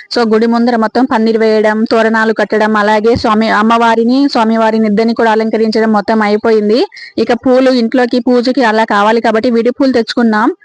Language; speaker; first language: Telugu; native; Telugu